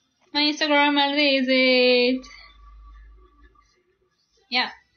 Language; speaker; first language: English; non-native, learner; Japanese